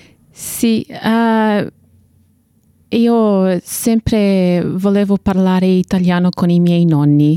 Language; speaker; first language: Italian; non-native, fluent; English